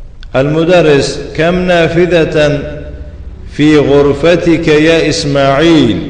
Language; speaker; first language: Arabic; non-native, fluent; Tajik